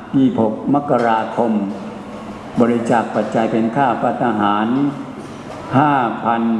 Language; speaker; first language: Thai; native; Thai